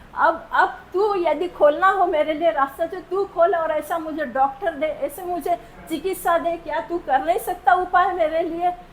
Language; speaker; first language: Hindi; non-native, local second language; Marathi